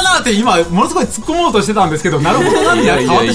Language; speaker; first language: Japanese; native; Japanese